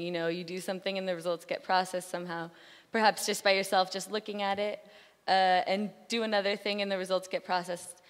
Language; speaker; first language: English; native; English